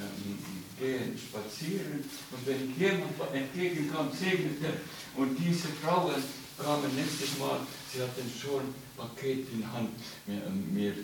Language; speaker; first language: German; non-native, learner; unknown